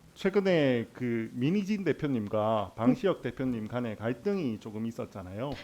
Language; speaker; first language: Korean; native; Korean